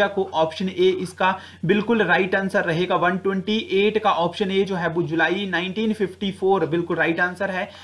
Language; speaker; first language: Hindi; native; Hindi